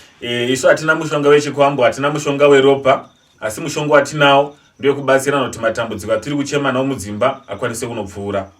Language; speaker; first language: Shona; non-native, local second language; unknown